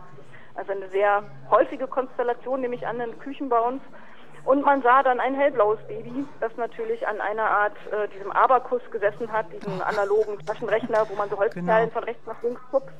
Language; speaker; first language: German; native; German